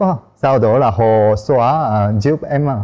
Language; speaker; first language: Vietnamese; non-native, learner; Korean